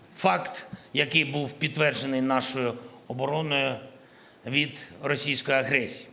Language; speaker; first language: Ukrainian; non-native, local second language; Russian